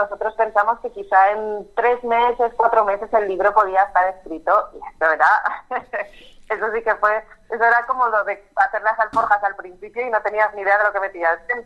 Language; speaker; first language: Spanish; native; Spanish